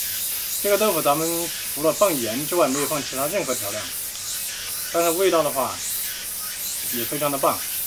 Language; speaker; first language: Chinese; native; Chinese